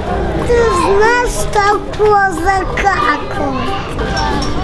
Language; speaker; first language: Russian; early bilingual, heritage; Russian